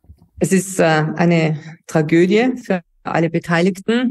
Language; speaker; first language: German; native; German